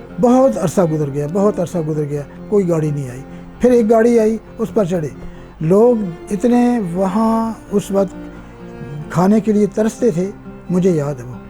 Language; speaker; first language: Urdu; non-native, local second language; Punjabi